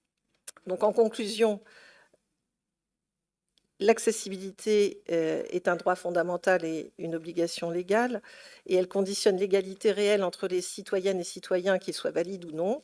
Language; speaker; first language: French; native; French